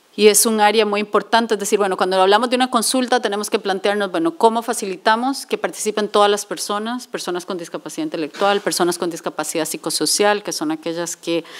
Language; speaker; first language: Spanish; native; Spanish